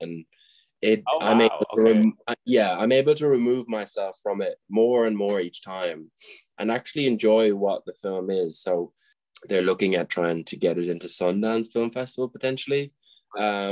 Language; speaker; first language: English; native; English